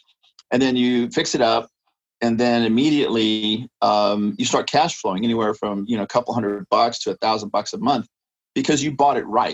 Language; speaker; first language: English; native; English